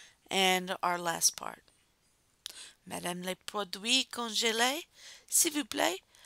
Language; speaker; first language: French; non-native, fluent; English